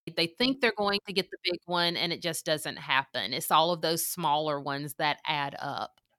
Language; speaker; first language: English; native; English